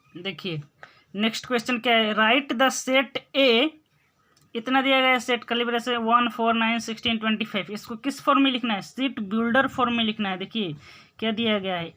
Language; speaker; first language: Hindi; native; Hindi